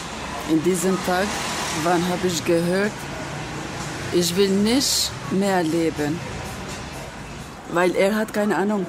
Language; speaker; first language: German; non-native, learner; Albanian